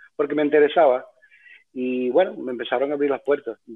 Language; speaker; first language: Spanish; early bilingual, heritage; Spanish